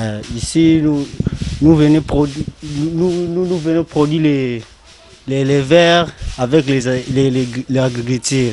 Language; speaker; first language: French; non-native, learner; Lingala